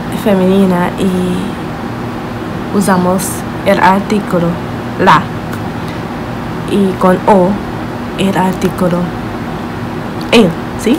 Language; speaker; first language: Spanish; non-native, learner; English